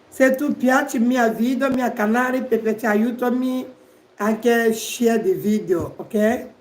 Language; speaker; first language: Italian; non-native, learner; Igbo